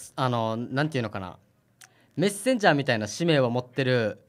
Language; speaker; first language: Japanese; native; Japanese